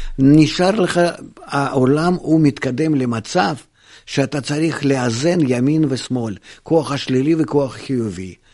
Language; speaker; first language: Hebrew; non-native, fluent; Russian